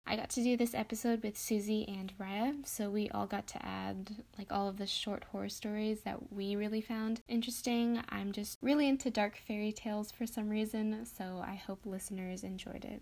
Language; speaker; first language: English; native; English